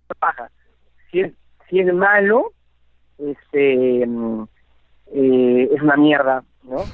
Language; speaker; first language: Spanish; native; Spanish